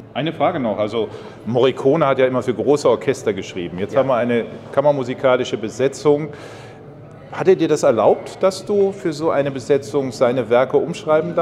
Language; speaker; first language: German; native; German